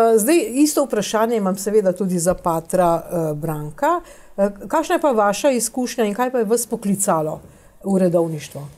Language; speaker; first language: Slovenian; native; Slovenian